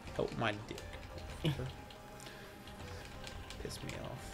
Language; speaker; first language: English; native; English